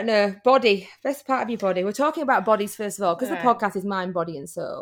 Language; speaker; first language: English; native; English